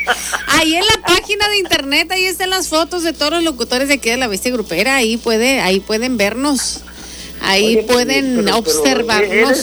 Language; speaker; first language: Spanish; native; Spanish